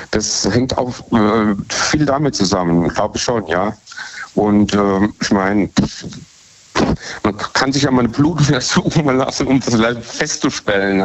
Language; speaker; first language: German; native; German